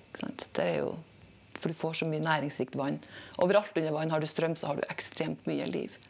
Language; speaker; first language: Norwegian; native; Norwegian